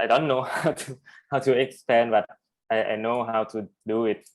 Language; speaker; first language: English; non-native, learner; Thai